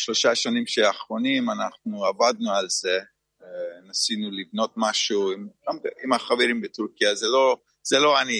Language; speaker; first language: Hebrew; non-native, fluent; Turkish